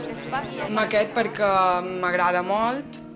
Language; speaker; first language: Catalan; non-native, learner; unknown